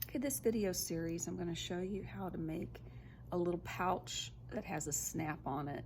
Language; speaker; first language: English; native; English